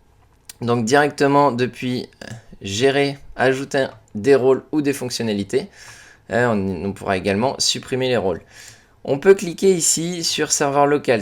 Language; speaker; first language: French; native; French